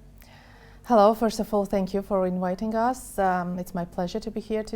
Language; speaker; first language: English; non-native, fluent; Georgian